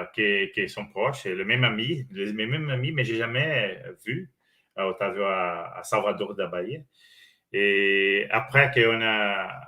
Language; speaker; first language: French; non-native, learner; Portuguese